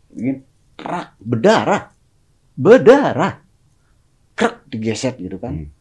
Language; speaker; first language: Indonesian; non-native, local second language; Sundanese